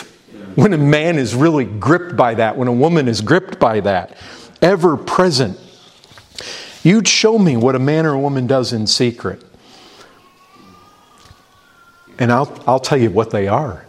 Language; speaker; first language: English; native; English